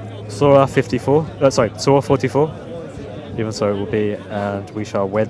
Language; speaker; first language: English; native; English